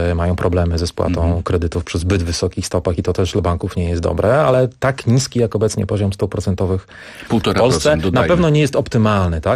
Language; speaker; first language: Polish; native; Polish